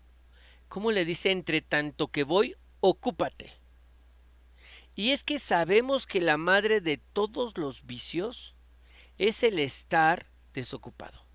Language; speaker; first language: Spanish; native; Spanish